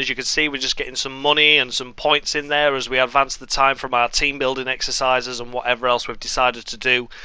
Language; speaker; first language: English; native; English